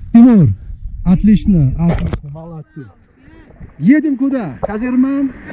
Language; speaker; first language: Russian; non-native, local second language; Uzbek